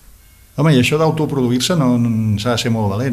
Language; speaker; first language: Catalan; native; Catalan